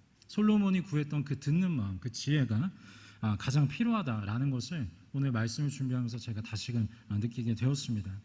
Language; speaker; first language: Korean; native; Korean